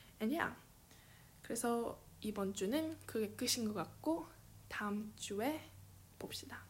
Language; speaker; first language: Korean; early bilingual, heritage; English